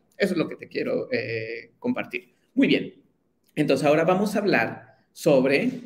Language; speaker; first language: Spanish; native; Spanish